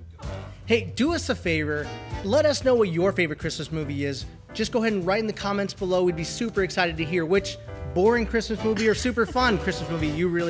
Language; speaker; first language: English; native; English